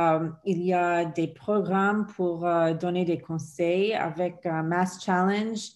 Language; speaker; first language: French; non-native, fluent; English